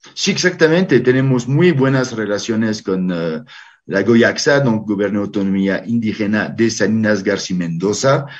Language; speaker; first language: Spanish; non-native, fluent; French